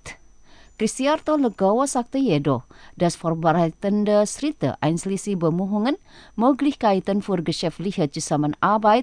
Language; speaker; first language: German; non-native, fluent; Indonesian